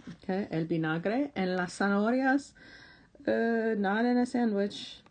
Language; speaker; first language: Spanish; non-native, fluent; English